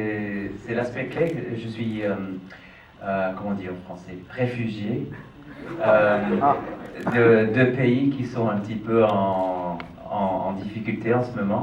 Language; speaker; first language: French; non-native, fluent; English